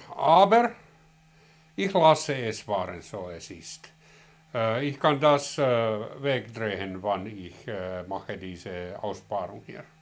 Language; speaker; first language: German; non-native, learner; Finnish